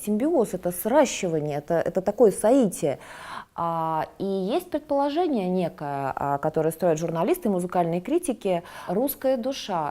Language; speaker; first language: Russian; native; Russian